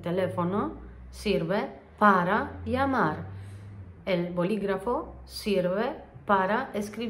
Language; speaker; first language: Spanish; non-native, fluent; Polish